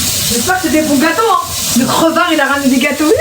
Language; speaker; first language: French; native; French